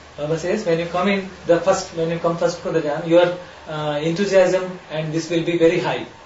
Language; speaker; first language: Hindi; native; Hindi